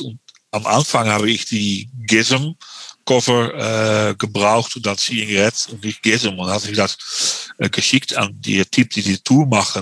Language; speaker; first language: German; non-native, learner; Dutch